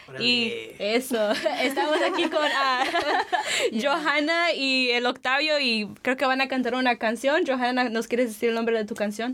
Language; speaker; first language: Spanish; early bilingual, heritage; Spanish